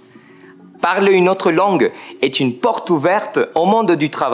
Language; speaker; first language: French; non-native, fluent; Spanish